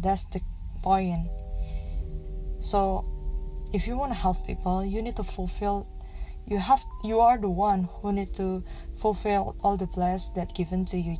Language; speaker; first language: English; non-native, learner; Indonesian